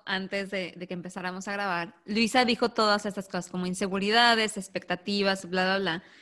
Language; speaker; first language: Spanish; native; Spanish